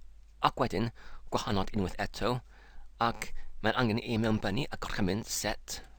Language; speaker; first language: Welsh; non-native, learner; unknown